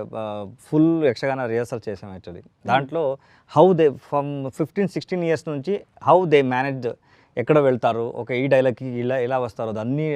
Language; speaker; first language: Telugu; non-native, learner; Kannada